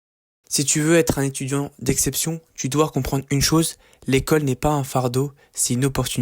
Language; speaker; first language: French; native; French